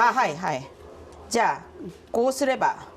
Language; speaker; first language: Japanese; non-native, fluent; Korean